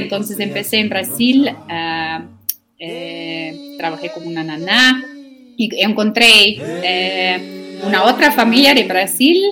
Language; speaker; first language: Spanish; non-native, learner; Afrikaans